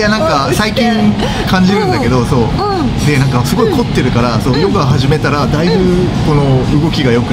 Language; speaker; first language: Japanese; native; Japanese